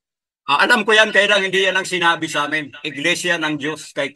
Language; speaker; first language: Filipino; native; Filipino